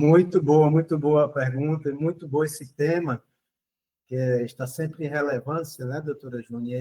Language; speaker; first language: Portuguese; native; Portuguese